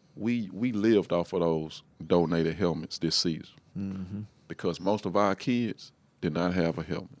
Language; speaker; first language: English; native; English